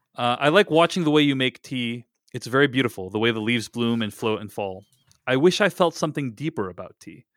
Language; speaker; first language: English; early bilingual, other home language; Chinese